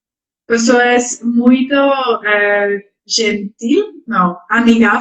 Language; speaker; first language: Portuguese; non-native, learner; Dutch